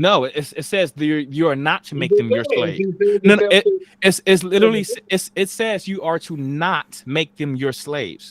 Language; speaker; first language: English; native; English